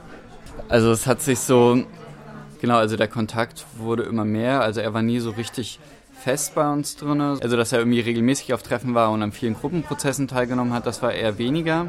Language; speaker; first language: German; native; German